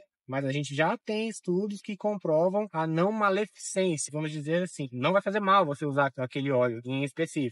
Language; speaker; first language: Portuguese; native; Portuguese